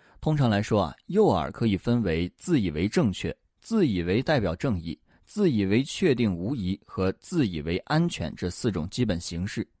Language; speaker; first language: Chinese; native; Chinese